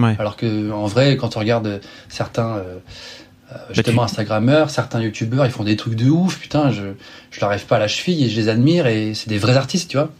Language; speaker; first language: French; native; French